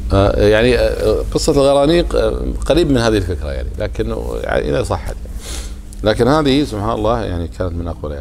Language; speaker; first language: Arabic; native; Arabic